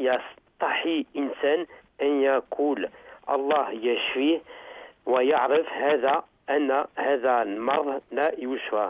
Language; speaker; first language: Arabic; non-native, learner; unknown